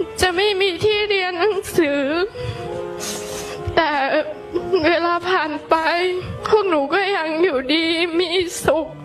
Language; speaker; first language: Thai; non-native, local second language; Hmong